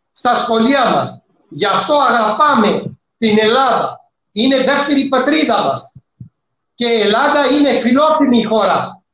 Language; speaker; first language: Greek; non-native, fluent; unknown